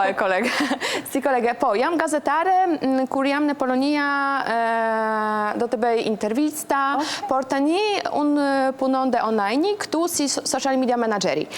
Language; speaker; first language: Albanian; non-native, learner; Polish